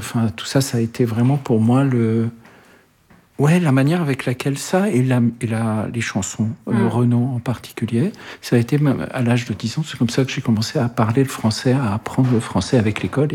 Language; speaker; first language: French; early bilingual, other home language; Arabic